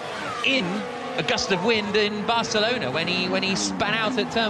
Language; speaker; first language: English; native; English